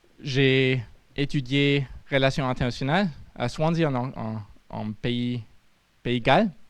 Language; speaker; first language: French; non-native, fluent; German